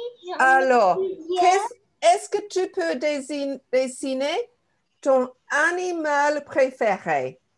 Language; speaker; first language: French; non-native, fluent; English